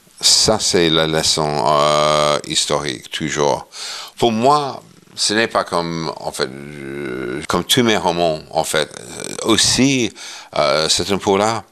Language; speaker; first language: French; non-native, fluent; English